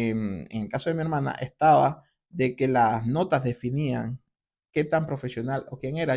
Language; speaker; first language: Spanish; native; Spanish